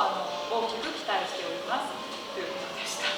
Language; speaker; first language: Japanese; native; Japanese